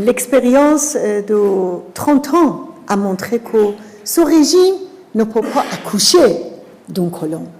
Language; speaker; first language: French; non-native, fluent; Persian